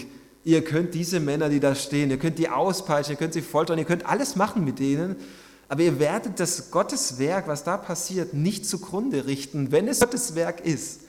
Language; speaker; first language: German; native; German